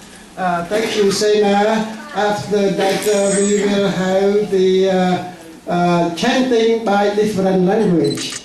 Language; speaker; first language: English; non-native, fluent; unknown